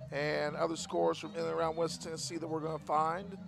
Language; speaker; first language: English; native; English